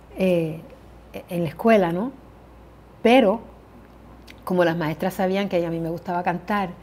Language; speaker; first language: Spanish; early bilingual, heritage; Spanish